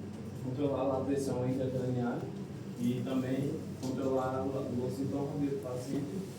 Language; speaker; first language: Portuguese; non-native, learner; Spanish